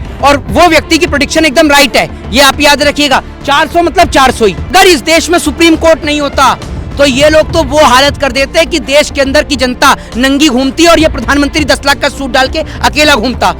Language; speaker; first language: Hindi; native; Hindi